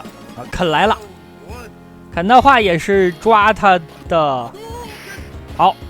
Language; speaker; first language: Chinese; native; Chinese